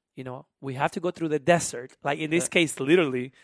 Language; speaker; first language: English; early bilingual, other home language; Spanish